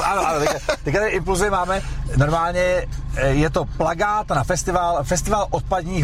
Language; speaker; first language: Czech; native; Czech